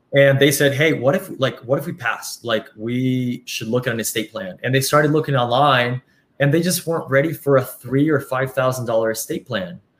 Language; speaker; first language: English; early bilingual, other home language; Spanish